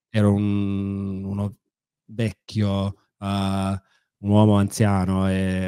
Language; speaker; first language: Italian; non-native, fluent; English